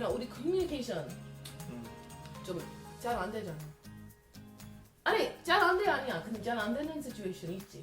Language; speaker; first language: Korean; non-native, learner; English